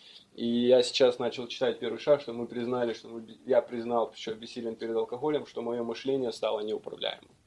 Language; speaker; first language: Russian; native; Russian